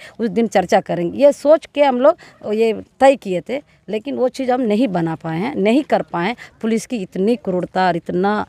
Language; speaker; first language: Hindi; non-native, local second language; Gondi